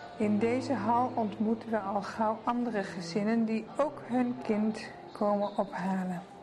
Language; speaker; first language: Dutch; native; Dutch